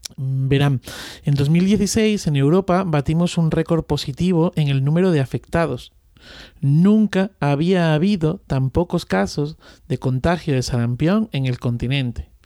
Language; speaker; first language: Spanish; native; Spanish